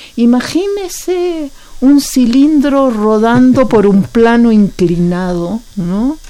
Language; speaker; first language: Spanish; native; Spanish